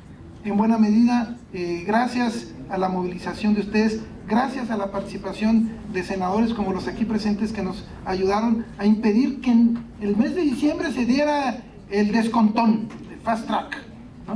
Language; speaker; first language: Spanish; native; Spanish